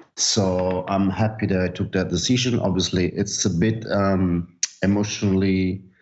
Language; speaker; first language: English; non-native, fluent; Italian